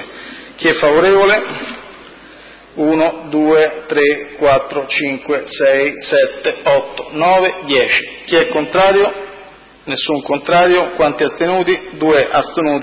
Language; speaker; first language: Italian; native; Italian